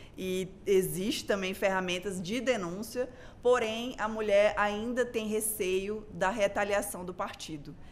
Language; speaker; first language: Portuguese; native; Portuguese